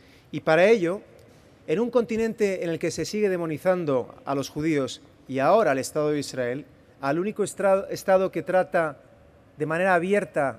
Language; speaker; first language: Spanish; native; Spanish